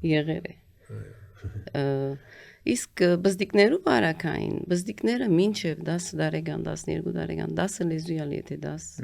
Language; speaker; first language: Armenian; early bilingual, heritage; Armenian